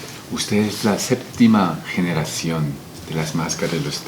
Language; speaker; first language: Spanish; non-native, learner; Korean